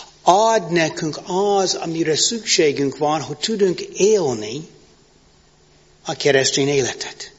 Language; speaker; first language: Hungarian; non-native, fluent; English